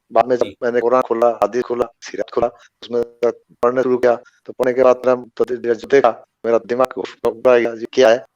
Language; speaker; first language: Hindi; non-native, learner; Bangla